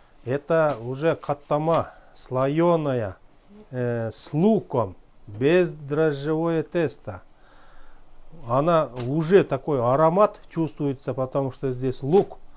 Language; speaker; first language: Russian; non-native, local second language; Kyrgyz